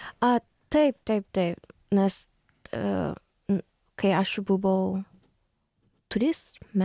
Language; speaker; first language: Lithuanian; non-native, learner; Japanese